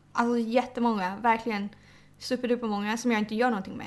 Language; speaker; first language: Swedish; early bilingual, other home language; Thai